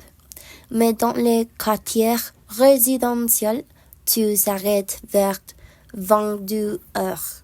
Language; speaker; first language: French; non-native, learner; Spanish